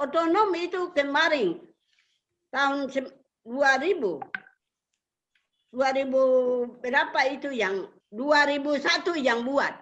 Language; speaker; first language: Indonesian; non-native, local second language; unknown